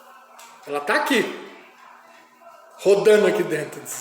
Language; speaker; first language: Portuguese; native; Portuguese